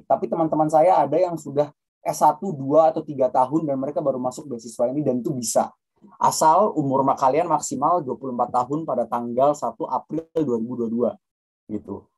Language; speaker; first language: Indonesian; native; Indonesian